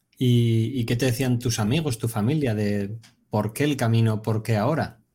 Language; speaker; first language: Spanish; native; Spanish